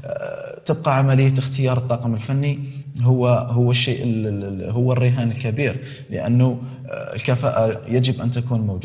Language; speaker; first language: Arabic; native; Arabic